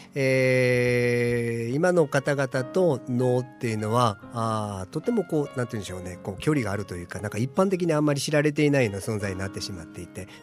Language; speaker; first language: Japanese; native; Japanese